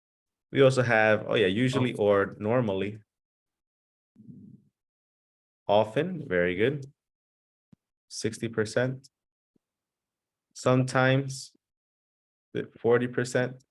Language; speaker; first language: English; early bilingual, other home language; Spanish